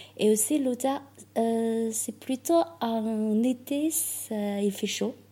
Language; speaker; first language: French; non-native, fluent; Chinese